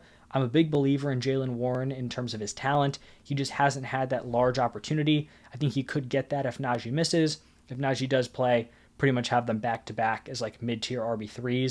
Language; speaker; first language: English; native; English